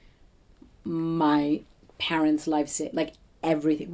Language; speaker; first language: English; non-native, local second language; Bangla